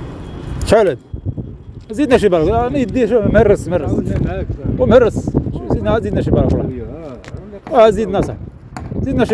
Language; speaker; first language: Arabic; native; Arabic